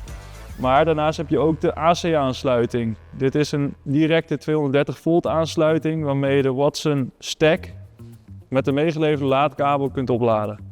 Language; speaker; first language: Dutch; native; Dutch